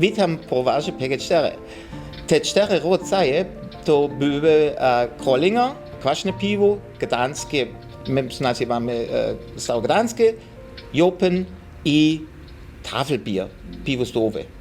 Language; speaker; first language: Polish; non-native, learner; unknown